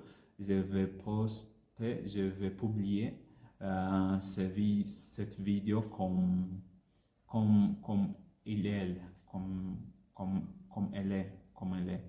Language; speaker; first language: French; non-native, learner; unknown